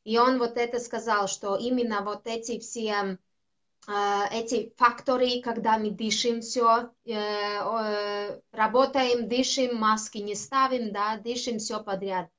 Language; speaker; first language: Russian; non-native, local second language; Latvian